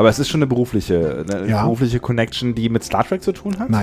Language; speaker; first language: German; native; German